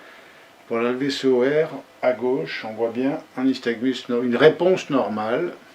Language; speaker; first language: French; native; French